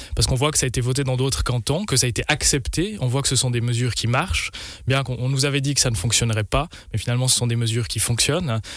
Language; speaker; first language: French; native; French